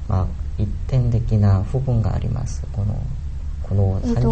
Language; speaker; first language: Japanese; non-native, learner; Korean